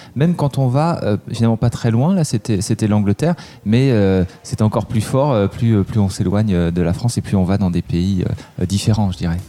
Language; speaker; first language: French; native; French